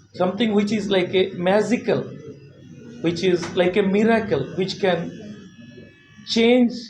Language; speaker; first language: English; non-native, local second language; Telugu